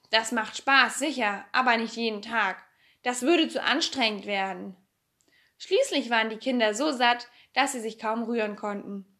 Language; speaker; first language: German; native; German